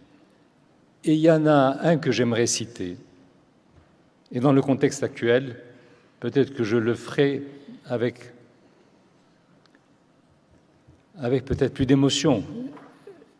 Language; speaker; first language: French; non-native, local second language; Arabic